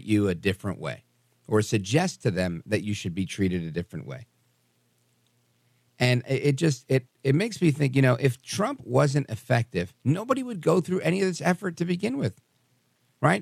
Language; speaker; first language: English; native; English